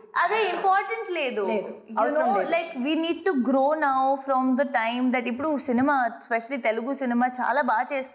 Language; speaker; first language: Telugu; non-native, fluent; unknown